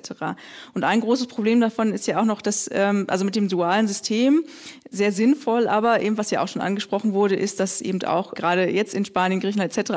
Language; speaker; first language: German; native; German